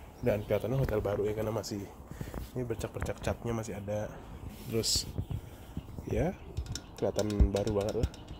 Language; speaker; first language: Indonesian; native; Indonesian